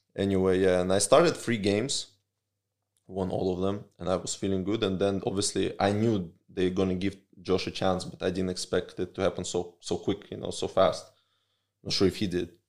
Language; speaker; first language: English; early bilingual, other home language; Russian